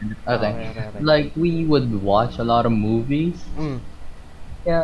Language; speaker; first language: English; non-native, local second language; Filipino